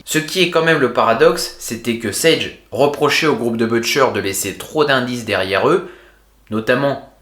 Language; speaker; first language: French; native; French